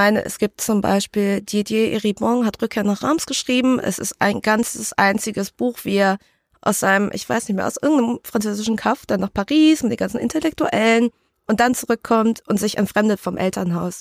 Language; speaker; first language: German; early bilingual, other home language; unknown